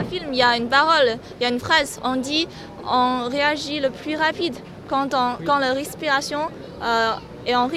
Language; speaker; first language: French; non-native, learner; Chinese